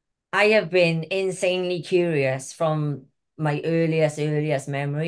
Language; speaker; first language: English; native; English